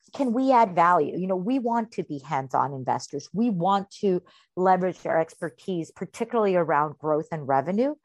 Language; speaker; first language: English; early bilingual, heritage; Spanish